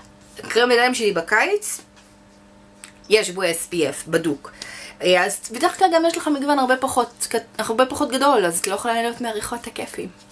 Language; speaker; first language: Hebrew; native; Hebrew